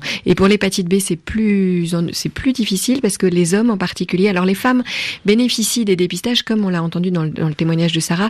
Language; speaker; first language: French; native; French